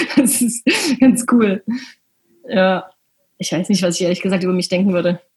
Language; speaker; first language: German; native; German